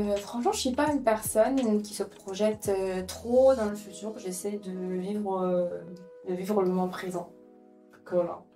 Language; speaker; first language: French; non-native, fluent; Ukrainian